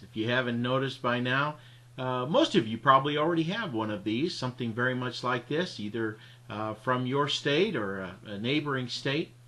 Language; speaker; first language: English; native; English